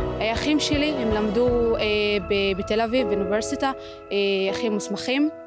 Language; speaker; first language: Hebrew; non-native, local second language; Arabic